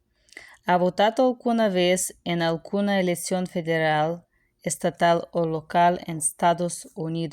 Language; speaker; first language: Spanish; non-native, fluent; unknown